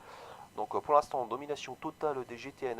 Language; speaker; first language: French; native; French